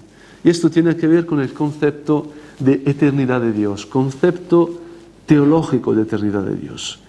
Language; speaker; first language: Spanish; non-native, fluent; Italian